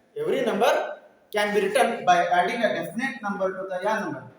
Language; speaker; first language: English; non-native, local second language; Kannada